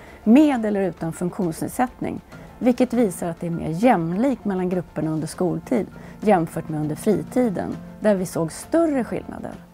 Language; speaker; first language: Swedish; native; Swedish